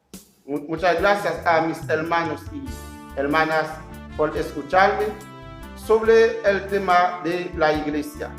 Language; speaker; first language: Spanish; non-native, learner; Haitian Creole